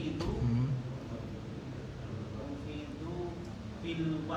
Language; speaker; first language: Arabic; non-native, learner; Indonesian